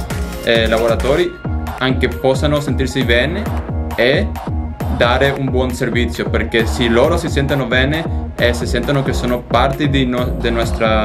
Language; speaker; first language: Italian; non-native, learner; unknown